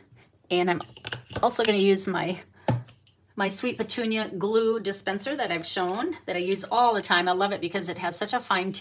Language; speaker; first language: English; native; English